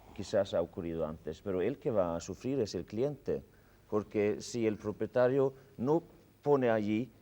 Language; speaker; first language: Spanish; non-native, fluent; Swedish